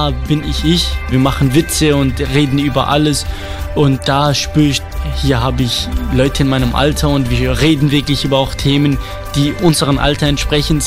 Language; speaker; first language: German; non-native, fluent; Kurdish